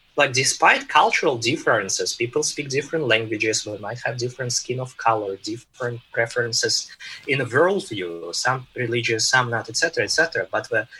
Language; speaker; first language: English; non-native, fluent; Russian